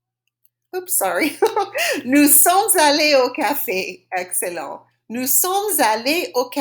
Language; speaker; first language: French; non-native, fluent; English